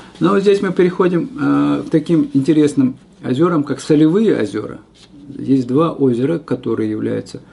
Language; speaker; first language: Russian; non-native, local second language; Kazakh